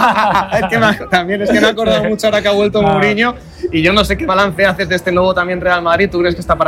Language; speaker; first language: Spanish; native; Spanish